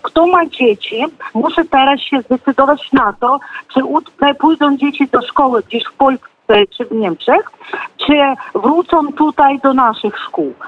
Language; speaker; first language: Polish; non-native, fluent; Ukrainian